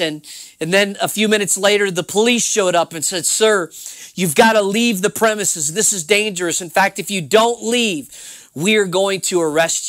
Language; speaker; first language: English; native; English